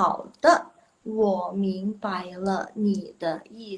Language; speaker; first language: Chinese; non-native, local second language; Indonesian